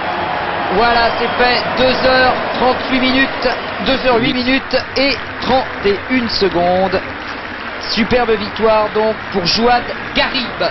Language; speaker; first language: French; native; French